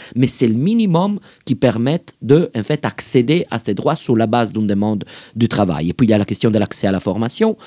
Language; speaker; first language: French; native; French